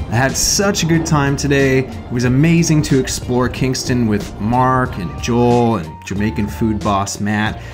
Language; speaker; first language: English; native; English